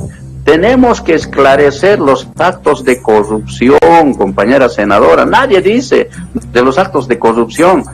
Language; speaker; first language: Spanish; native; Spanish